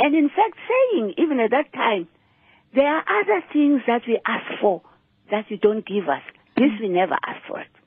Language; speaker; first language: English; non-native, local second language; Xhosa